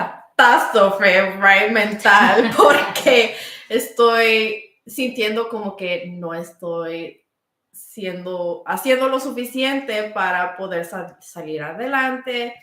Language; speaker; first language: Spanish; early bilingual, heritage; Spanish